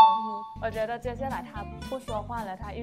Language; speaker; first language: Chinese; non-native, fluent; Thai